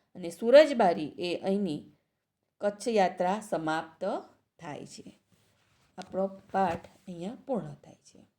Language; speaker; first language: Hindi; non-native, local second language; Gujarati